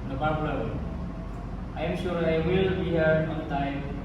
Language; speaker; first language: English; non-native, learner; Indonesian